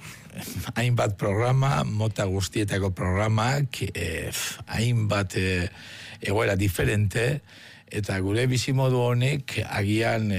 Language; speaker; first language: Basque; native; Basque